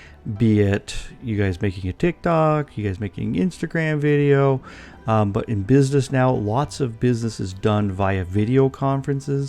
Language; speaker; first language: English; native; English